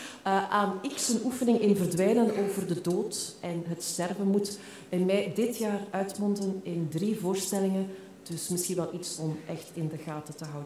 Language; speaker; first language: Dutch; native; Dutch